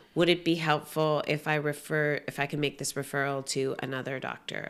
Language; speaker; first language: English; native; English